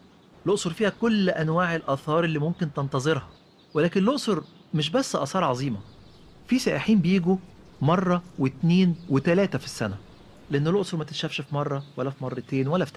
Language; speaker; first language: Arabic; native; Arabic